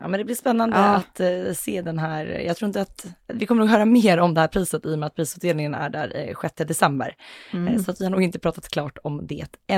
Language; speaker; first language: Swedish; native; Swedish